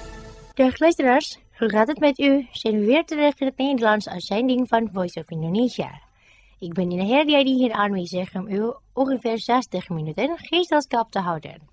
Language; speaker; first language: Dutch; non-native, fluent; Indonesian